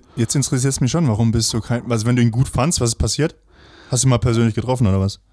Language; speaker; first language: German; native; German